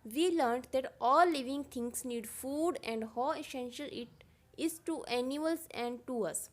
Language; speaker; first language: English; non-native, local second language; Punjabi